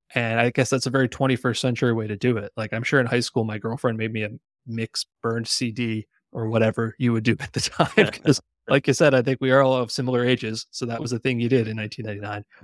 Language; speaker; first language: English; native; English